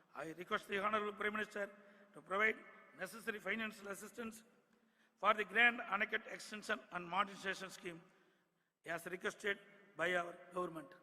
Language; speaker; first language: English; non-native, local second language; Tamil